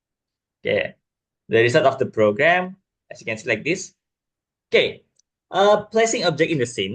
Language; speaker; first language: English; non-native, learner; Indonesian